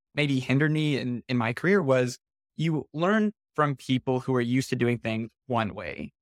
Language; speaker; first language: English; native; English